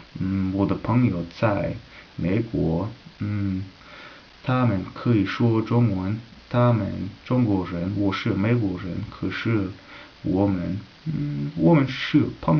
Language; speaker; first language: Chinese; non-native, learner; English